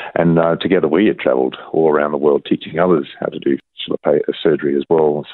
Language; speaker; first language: English; native; English